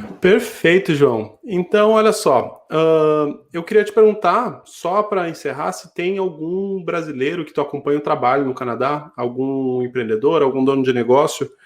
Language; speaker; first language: Portuguese; native; Portuguese